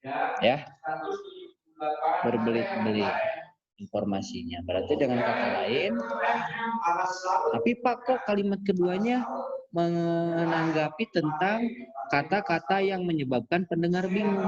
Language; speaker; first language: Indonesian; native; Indonesian